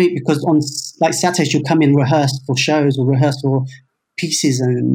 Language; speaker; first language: English; native; English